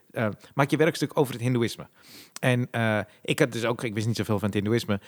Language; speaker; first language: Dutch; native; Dutch